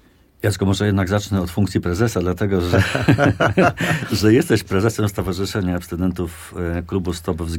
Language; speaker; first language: Polish; native; Polish